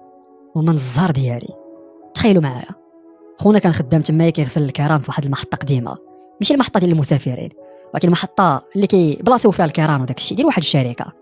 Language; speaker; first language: Arabic; native; Arabic